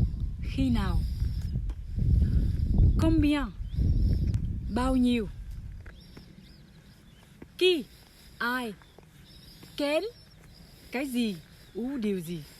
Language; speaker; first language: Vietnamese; non-native, fluent; French